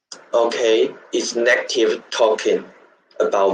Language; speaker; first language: English; non-native, learner; Chinese